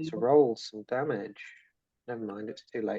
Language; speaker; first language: English; native; English